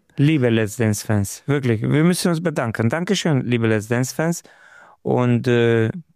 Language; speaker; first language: German; non-native, fluent; Romanian